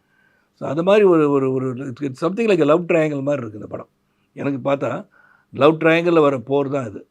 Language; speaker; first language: Tamil; native; Tamil